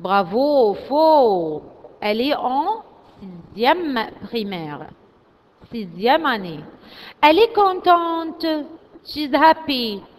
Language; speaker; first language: French; non-native, fluent; Arabic